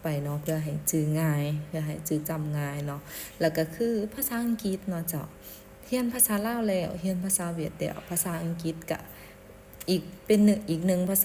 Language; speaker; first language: Thai; non-native, local second language; Lao